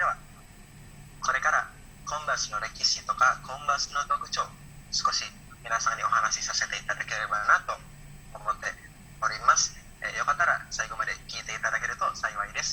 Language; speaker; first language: Japanese; non-native, learner; Indonesian